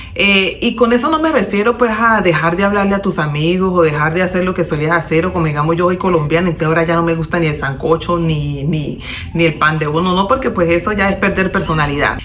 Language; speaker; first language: Spanish; native; Spanish